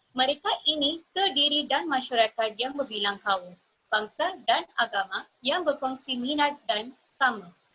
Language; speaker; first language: Malay; non-native, local second language; Tamil